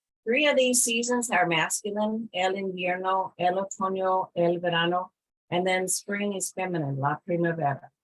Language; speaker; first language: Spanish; non-native, fluent; English